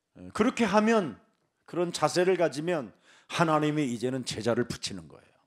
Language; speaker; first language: Korean; native; Korean